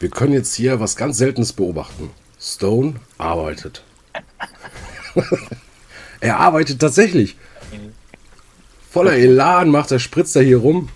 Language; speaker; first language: German; native; German